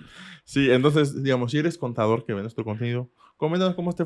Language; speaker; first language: Spanish; native; Spanish